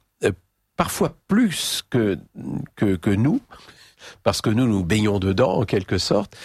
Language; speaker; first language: French; native; French